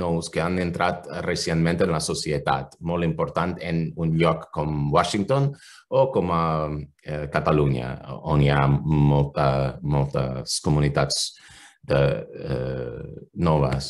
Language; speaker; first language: Catalan; non-native, fluent; English